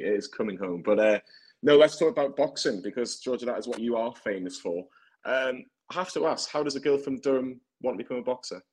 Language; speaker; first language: English; native; English